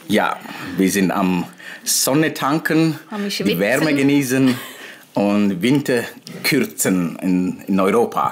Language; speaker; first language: German; non-native, fluent; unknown